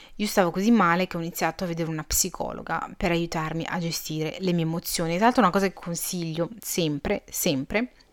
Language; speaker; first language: Italian; early bilingual, other home language; Arabic